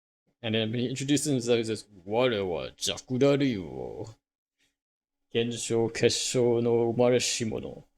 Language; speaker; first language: Japanese; non-native, learner; English